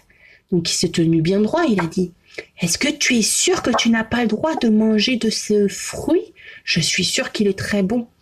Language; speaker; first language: French; native; French